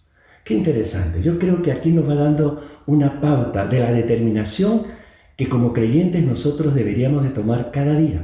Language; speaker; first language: Spanish; native; Spanish